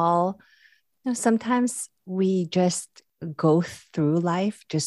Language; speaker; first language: English; non-native, local second language; Filipino